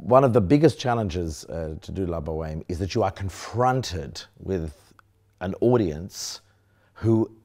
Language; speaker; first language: English; native; English